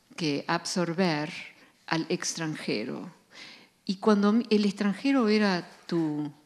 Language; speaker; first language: Spanish; non-native, fluent; Dutch